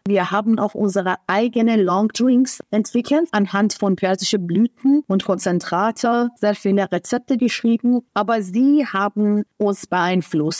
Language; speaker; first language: German; non-native, fluent; Persian